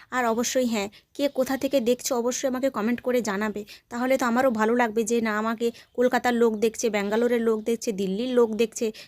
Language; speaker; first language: Bangla; native; Bangla